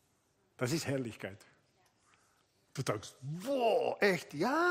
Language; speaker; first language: German; non-native, fluent; Italian